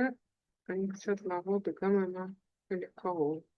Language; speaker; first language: Hebrew; non-native, fluent; Russian